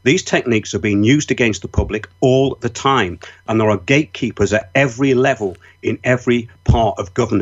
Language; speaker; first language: English; native; English